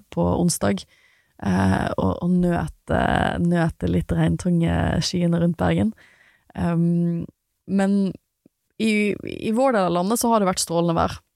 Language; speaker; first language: Norwegian; native; Norwegian